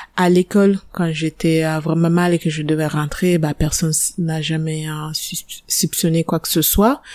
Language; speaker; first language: French; non-native, fluent; Italian